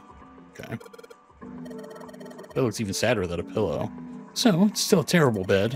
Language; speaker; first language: English; native; English